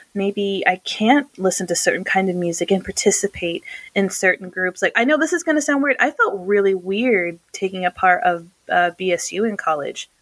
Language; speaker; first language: English; native; English